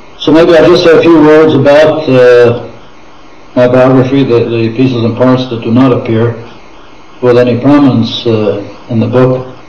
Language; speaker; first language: English; non-native, fluent; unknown